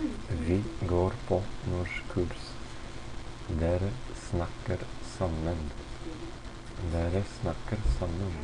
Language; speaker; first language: Norwegian; non-native, fluent; Latvian